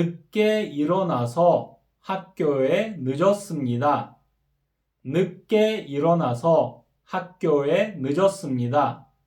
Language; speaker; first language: Korean; non-native, fluent; Kyrgyz